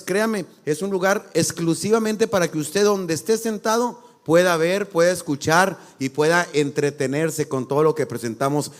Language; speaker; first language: Spanish; native; Spanish